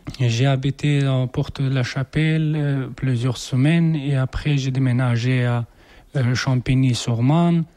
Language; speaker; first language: French; non-native, learner; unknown